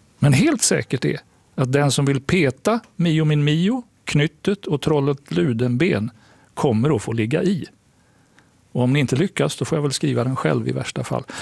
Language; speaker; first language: Swedish; native; Swedish